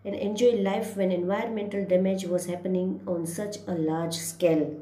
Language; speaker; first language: English; non-native, local second language; Gujarati